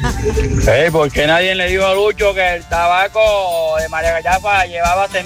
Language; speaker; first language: Spanish; native; Spanish